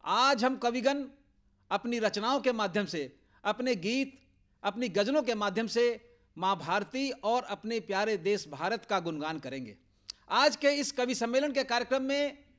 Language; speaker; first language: Hindi; native; Hindi